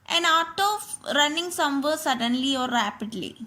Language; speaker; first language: English; non-native, local second language; Malayalam